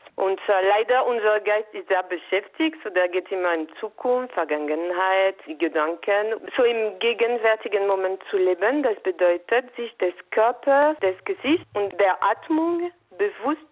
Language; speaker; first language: German; non-native, local second language; French